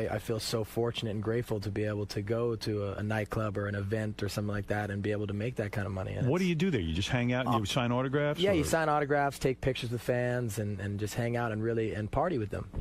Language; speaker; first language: English; native; English